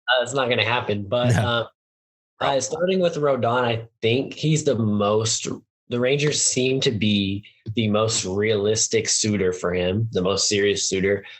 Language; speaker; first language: English; native; English